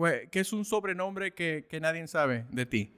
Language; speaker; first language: Spanish; early bilingual, heritage; Spanish